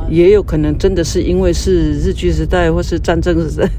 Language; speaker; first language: Chinese; non-native, local second language; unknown